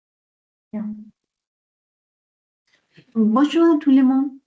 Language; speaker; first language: French; non-native, fluent; Dutch